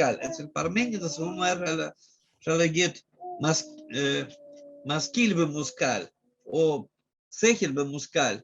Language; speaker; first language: Hebrew; non-native, fluent; Russian